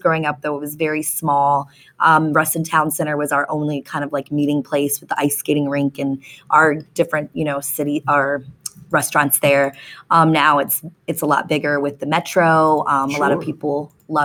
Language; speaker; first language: English; native; English